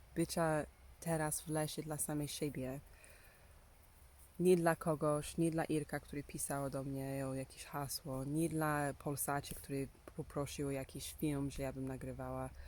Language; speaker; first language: Polish; non-native, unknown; English